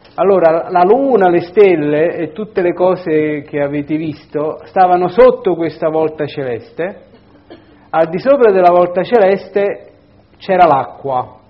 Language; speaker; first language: Italian; native; Italian